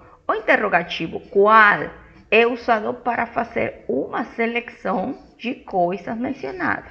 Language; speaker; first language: Portuguese; non-native, fluent; Spanish